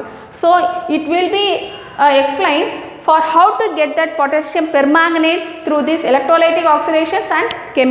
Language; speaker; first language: English; non-native, local second language; Tamil